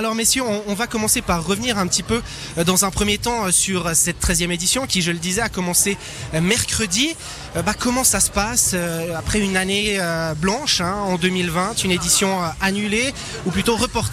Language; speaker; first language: French; native; French